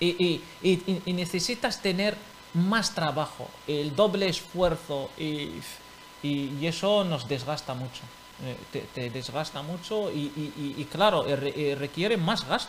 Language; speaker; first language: Spanish; non-native, fluent; Arabic